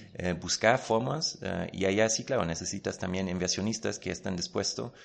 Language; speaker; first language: Spanish; non-native, fluent; German